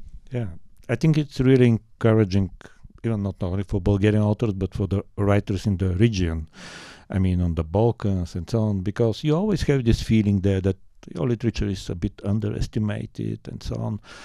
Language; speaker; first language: English; non-native, fluent; Bulgarian